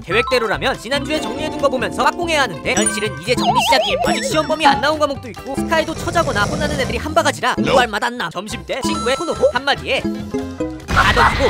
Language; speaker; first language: Korean; native; Korean